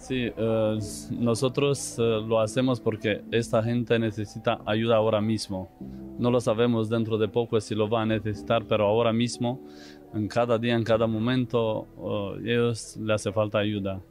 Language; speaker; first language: Spanish; non-native, fluent; Romanian